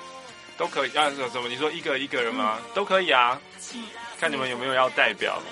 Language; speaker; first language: Chinese; native; Chinese